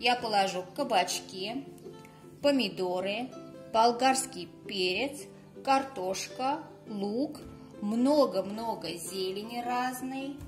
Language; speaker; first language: Russian; non-native, fluent; Armenian